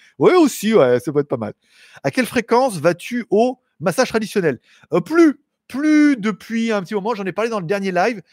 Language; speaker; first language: French; native; French